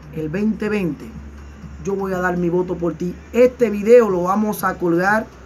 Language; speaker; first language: Spanish; native; Spanish